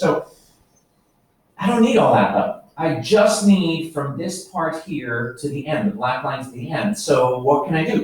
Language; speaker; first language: English; native; English